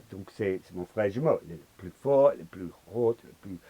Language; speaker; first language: French; non-native, learner; English